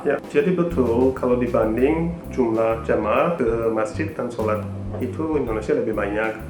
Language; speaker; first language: Indonesian; non-native, fluent; Turkish